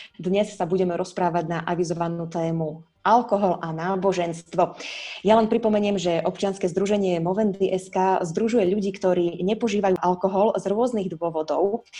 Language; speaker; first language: Slovak; native; Slovak